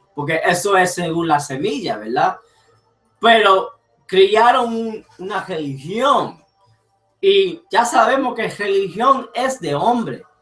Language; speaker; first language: Spanish; early bilingual, heritage; English